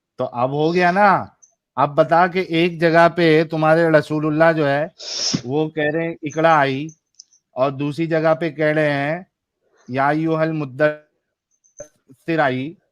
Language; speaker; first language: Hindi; native; Hindi